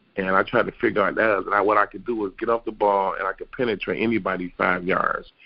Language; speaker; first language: English; native; English